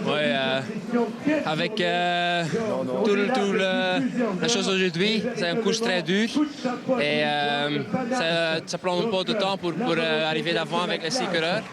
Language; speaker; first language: French; non-native, local second language; Dutch